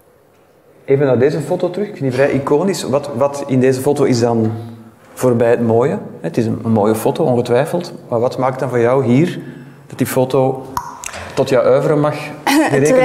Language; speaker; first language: Dutch; native; Dutch